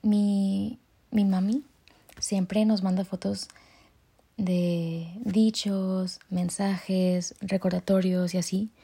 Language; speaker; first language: Spanish; early bilingual, heritage; Spanish